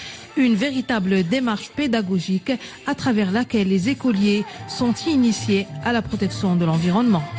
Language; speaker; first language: French; non-native, local second language; Arabic